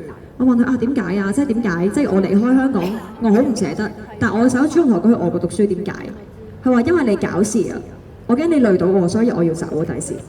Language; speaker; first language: Cantonese; native; Cantonese